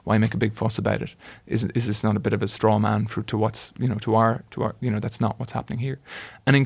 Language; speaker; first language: English; native; English